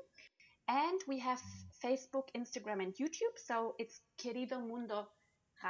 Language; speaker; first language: English; non-native, fluent; German